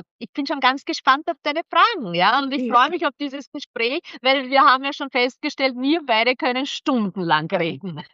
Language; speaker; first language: German; early bilingual, other home language; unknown